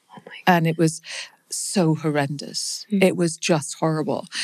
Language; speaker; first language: English; non-native, local second language; Punjabi